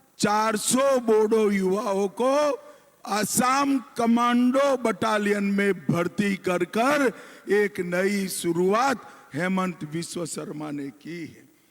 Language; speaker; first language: Hindi; non-native, local second language; Gujarati